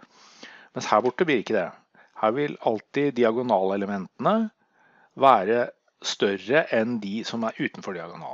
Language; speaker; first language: Norwegian; native; Norwegian